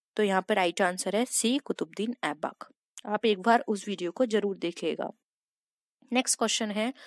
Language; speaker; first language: Hindi; native; Hindi